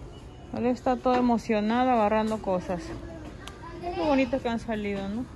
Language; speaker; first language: Spanish; native; Spanish